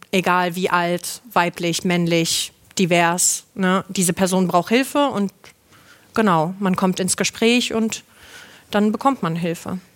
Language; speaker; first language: German; non-native, local second language; Luxembourgish